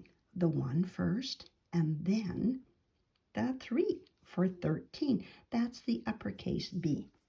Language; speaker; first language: English; native; English